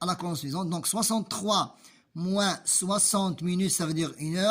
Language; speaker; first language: French; non-native, local second language; Arabic